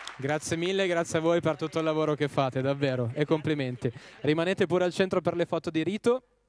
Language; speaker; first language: Italian; native; Italian